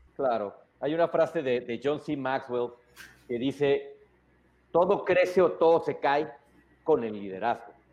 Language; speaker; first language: Spanish; native; Spanish